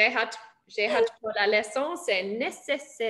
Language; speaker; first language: French; non-native, learner; English